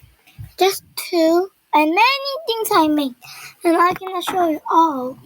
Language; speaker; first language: English; non-native, learner; Korean